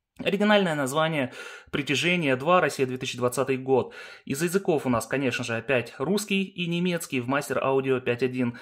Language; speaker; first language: Russian; early bilingual, heritage; Russian